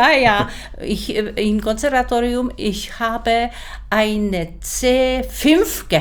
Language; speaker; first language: German; non-native, learner; Czech